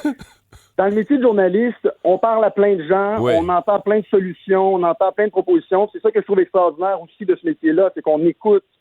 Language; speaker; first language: French; native; French